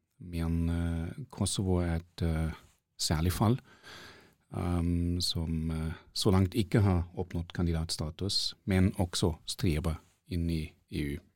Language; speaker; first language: Norwegian; non-native, fluent; German